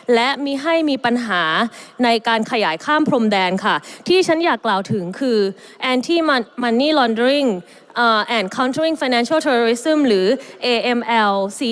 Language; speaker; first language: Thai; native; Thai